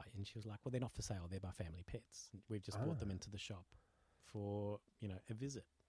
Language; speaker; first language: English; native; English